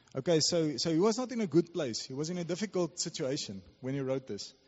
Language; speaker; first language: English; non-native, local second language; Afrikaans